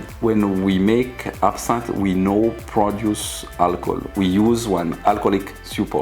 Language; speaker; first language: English; non-native, learner; French